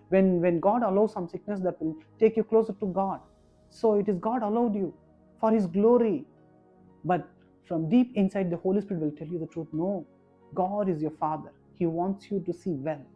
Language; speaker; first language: English; non-native, local second language; Kannada